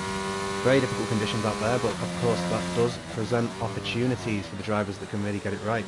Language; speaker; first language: English; native; English